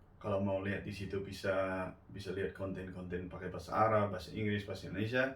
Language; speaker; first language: Indonesian; non-native, fluent; English